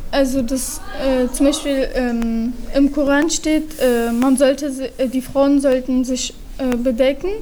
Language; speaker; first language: German; early bilingual, other home language; Turkish